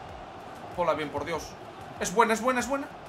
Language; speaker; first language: Spanish; native; Spanish